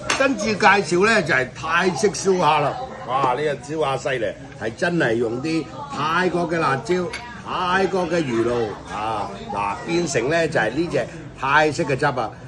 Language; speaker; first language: Cantonese; early bilingual, other home language; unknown